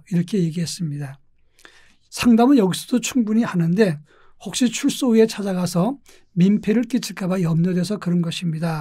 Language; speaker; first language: Korean; native; Korean